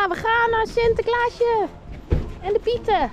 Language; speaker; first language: Dutch; native; Dutch